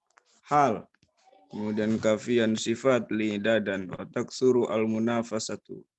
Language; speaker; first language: Arabic; non-native, learner; Indonesian